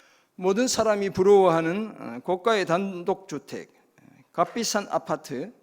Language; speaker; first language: Korean; native; Korean